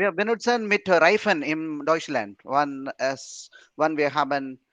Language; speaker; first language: German; non-native, learner; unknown